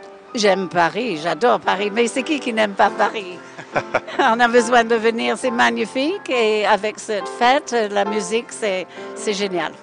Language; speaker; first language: French; non-native, fluent; English